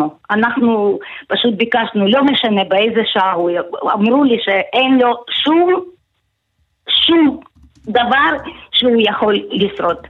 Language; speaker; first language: Hebrew; non-native, fluent; Russian